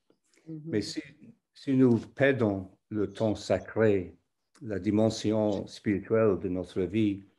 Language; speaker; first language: French; non-native, fluent; English